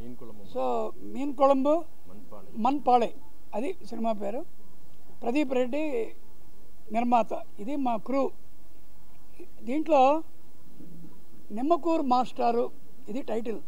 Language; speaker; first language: Telugu; native; Telugu